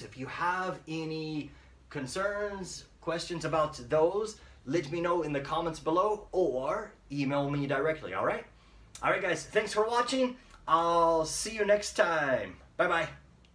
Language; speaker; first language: English; native; English